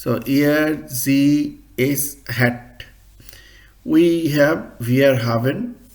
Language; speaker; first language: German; non-native, fluent; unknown